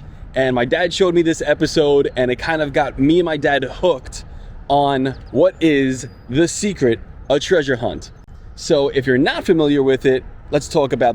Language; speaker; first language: English; native; English